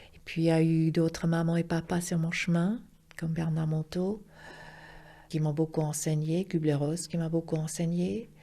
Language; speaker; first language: French; non-native, fluent; German